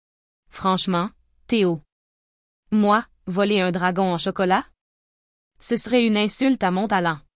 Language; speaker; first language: French; native; French